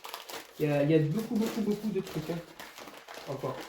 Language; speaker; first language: French; native; French